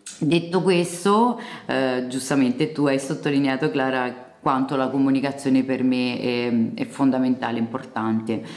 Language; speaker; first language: Italian; early bilingual, other home language; Serbian